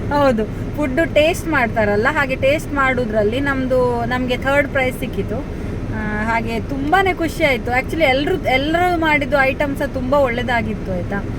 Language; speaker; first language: Kannada; non-native, local second language; Tulu